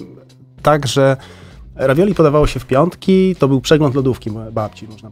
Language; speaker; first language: Polish; native; Polish